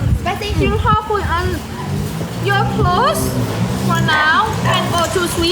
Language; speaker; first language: English; non-native, learner; Thai